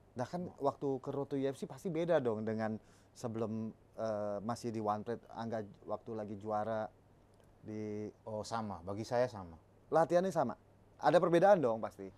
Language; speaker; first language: Indonesian; native; Indonesian